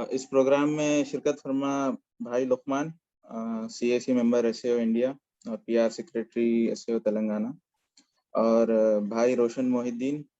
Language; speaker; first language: Hindi; non-native, local second language; Telugu